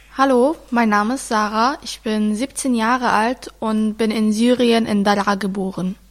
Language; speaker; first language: German; early bilingual, other home language; Arabic